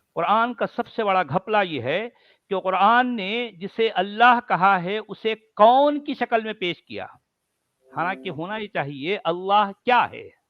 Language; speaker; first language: Hindi; native; Hindi